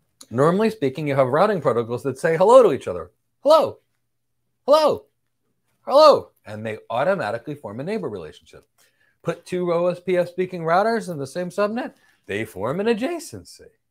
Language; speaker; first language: English; native; English